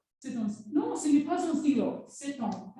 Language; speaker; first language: French; non-native, fluent; English